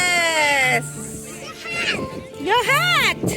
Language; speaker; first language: English; non-native, fluent; Bangla